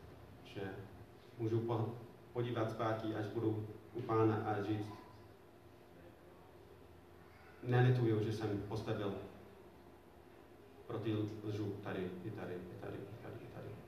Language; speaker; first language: Czech; non-native, fluent; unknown